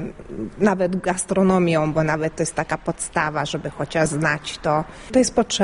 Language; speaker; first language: Polish; early bilingual, heritage; Polish